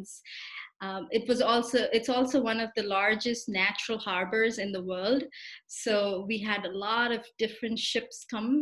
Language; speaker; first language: English; non-native, local second language; Telugu